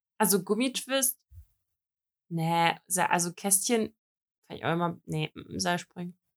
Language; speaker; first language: German; early bilingual, other home language; Russian